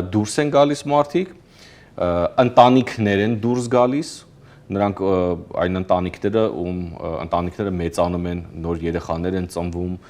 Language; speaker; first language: Armenian; early bilingual, heritage; Armenian